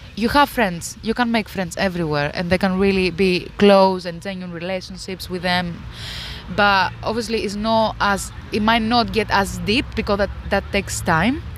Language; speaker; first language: English; non-native, fluent; Greek